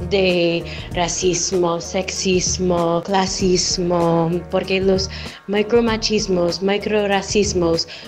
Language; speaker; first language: Spanish; non-native, fluent; English